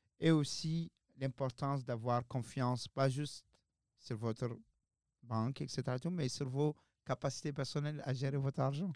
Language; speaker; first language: French; non-native, local second language; Arabic